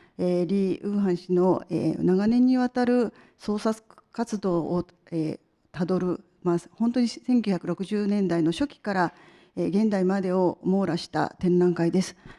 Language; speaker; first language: Japanese; native; Japanese